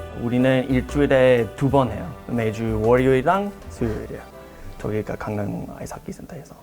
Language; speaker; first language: Korean; non-native, learner; English